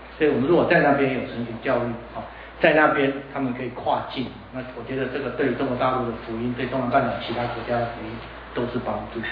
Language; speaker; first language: Chinese; native; Chinese